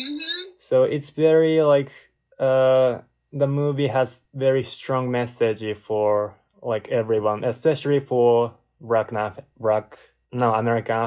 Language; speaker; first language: English; non-native, learner; Japanese